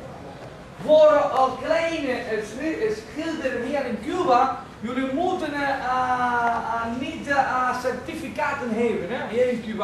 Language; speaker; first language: Dutch; non-native, learner; Spanish